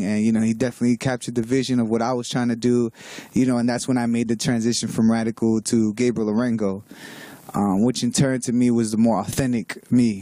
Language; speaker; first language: English; native; English